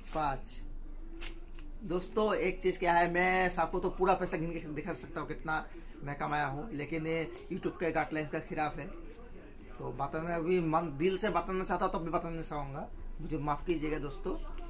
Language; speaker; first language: Hindi; non-native, local second language; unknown